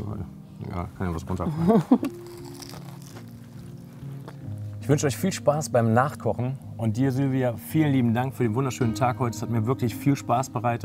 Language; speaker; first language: German; native; German